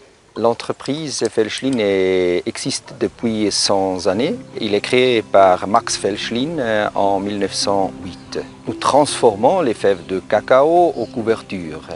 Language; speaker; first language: French; non-native, local second language; German